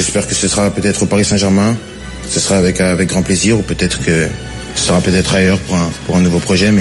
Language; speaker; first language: French; native; French